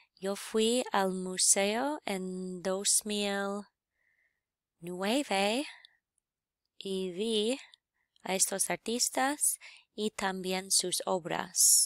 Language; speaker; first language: Spanish; non-native, fluent; English